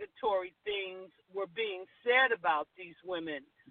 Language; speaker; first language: English; native; English